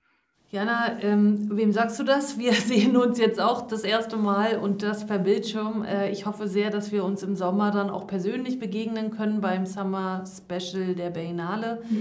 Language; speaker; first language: German; native; German